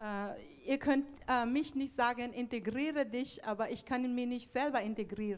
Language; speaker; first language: German; non-native, fluent; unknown